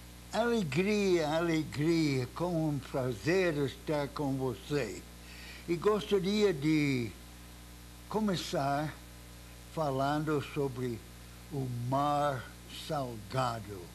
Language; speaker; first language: Portuguese; non-native, fluent; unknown